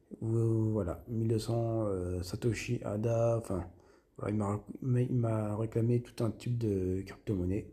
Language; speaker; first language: French; native; French